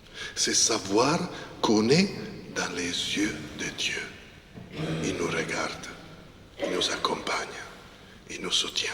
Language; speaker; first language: French; non-native, fluent; Italian